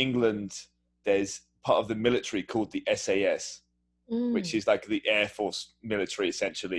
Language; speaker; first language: English; native; English